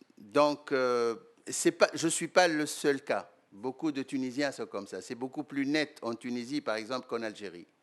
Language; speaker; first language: French; non-native, local second language; Arabic